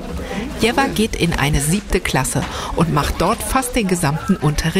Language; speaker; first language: German; native; German